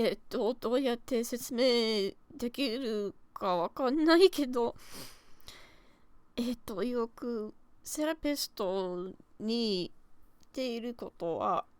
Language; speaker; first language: Japanese; non-native, learner; English